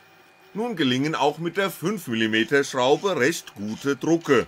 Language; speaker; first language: German; native; German